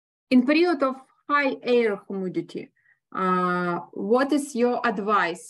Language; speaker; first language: English; non-native, learner; Ukrainian